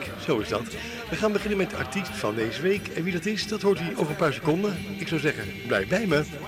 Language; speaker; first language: Dutch; native; Dutch